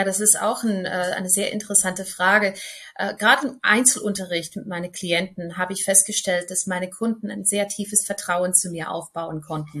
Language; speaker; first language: German; non-native, fluent; English